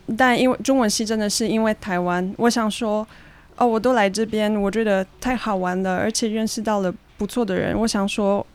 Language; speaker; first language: Chinese; non-native, fluent; French